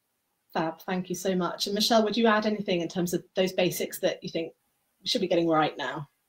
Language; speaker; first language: English; native; English